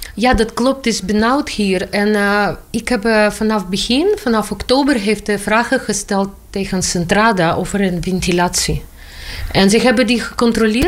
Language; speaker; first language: Dutch; non-native, learner; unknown